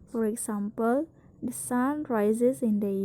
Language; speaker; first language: English; non-native, fluent; Indonesian